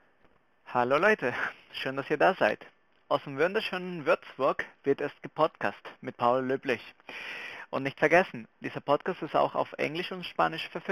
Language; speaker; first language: German; non-native, fluent; Spanish